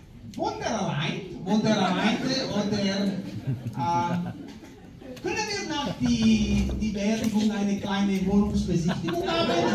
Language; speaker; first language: German; non-native, fluent; Spanish